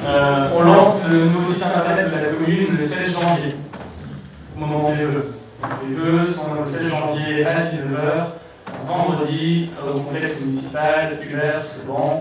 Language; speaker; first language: French; native; French